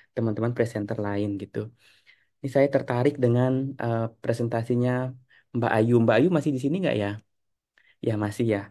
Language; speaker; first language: Indonesian; native; Indonesian